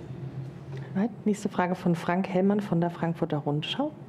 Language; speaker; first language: German; native; German